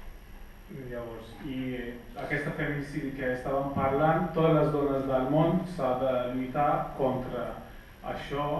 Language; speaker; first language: Catalan; non-native, fluent; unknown